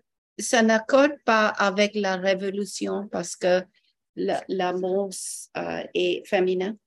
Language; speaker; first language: French; non-native, learner; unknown